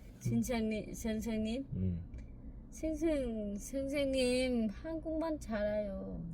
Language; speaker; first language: Korean; non-native, learner; Vietnamese